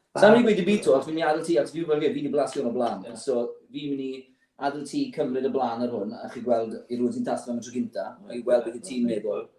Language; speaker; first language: Welsh; native; Welsh